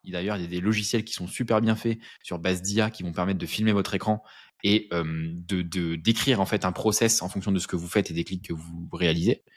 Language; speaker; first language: French; native; French